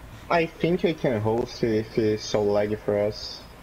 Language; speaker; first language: English; non-native, learner; Portuguese